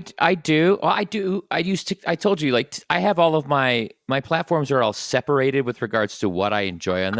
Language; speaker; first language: English; native; English